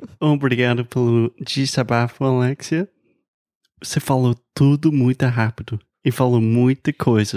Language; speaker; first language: Portuguese; non-native, fluent; English